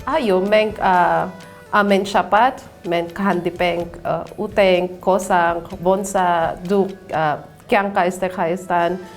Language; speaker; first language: Armenian; non-native, learner; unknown